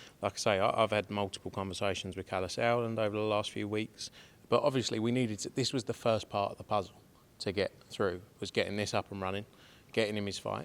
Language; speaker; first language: English; native; English